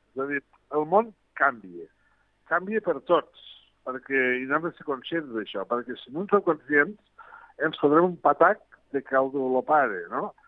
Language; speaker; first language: Catalan; native; Catalan